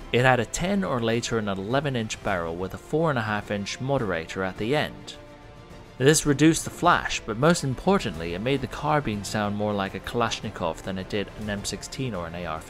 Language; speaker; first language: English; non-native, local second language; Cantonese